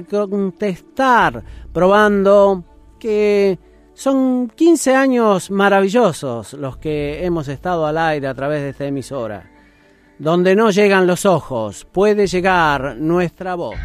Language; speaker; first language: Spanish; native; Spanish